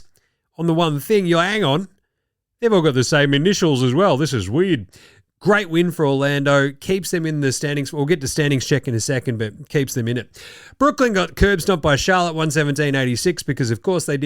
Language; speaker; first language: English; native; English